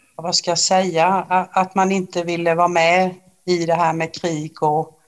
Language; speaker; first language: Swedish; native; Swedish